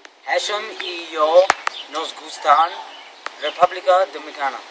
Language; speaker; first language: Spanish; non-native, learner; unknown